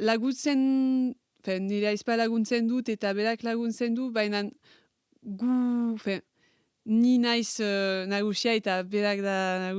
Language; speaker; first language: Basque; non-native, local second language; French